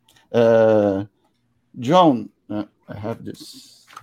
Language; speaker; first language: English; non-native, learner; Portuguese